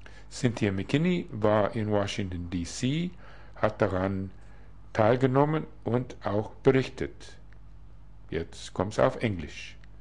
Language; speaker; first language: German; non-native, fluent; English